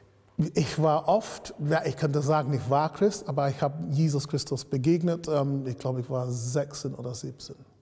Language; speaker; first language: German; non-native, fluent; English